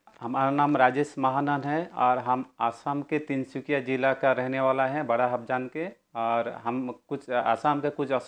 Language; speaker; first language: Hindi; non-native, local second language; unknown